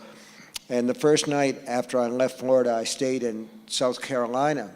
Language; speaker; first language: English; native; English